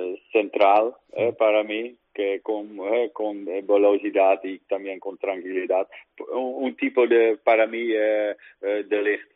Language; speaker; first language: Spanish; non-native, learner; Dutch